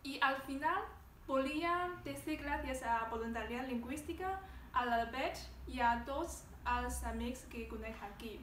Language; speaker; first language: Catalan; non-native, learner; Chinese